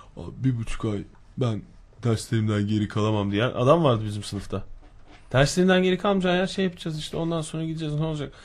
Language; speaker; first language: Turkish; native; Turkish